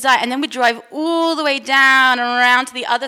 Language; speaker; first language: English; native; English